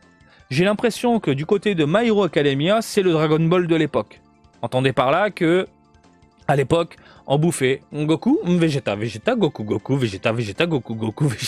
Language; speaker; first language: French; native; French